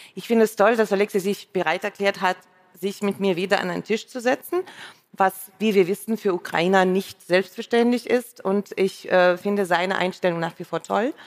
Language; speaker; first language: German; non-native, fluent; Russian